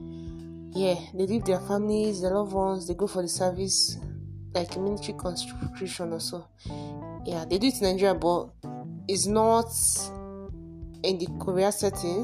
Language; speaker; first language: English; non-native, local second language; Igbo